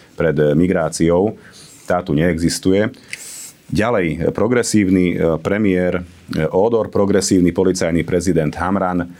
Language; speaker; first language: Slovak; non-native, local second language; Hungarian